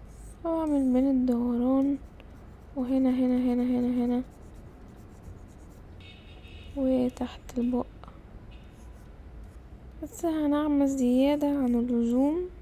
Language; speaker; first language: Arabic; native; Arabic